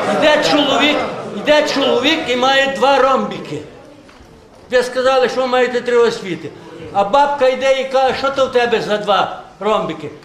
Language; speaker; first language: Ukrainian; native; Ukrainian